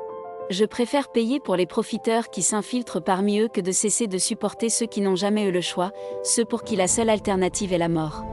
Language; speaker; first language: French; native; French